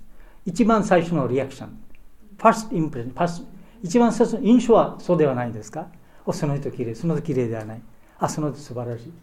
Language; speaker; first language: Japanese; non-native, learner; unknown